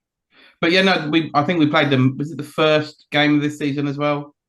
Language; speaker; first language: English; native; English